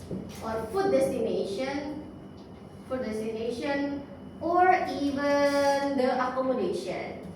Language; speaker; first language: English; non-native, fluent; Indonesian